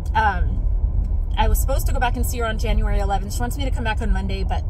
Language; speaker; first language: English; native; English